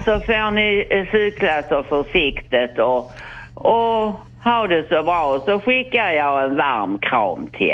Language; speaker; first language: Swedish; native; Swedish